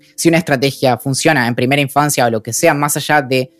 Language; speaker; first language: Spanish; native; Spanish